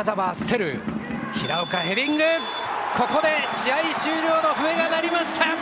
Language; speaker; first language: Japanese; native; Japanese